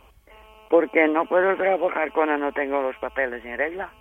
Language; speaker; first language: Spanish; non-native, learner; Dutch